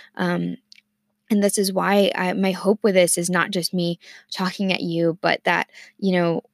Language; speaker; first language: English; non-native, fluent; Spanish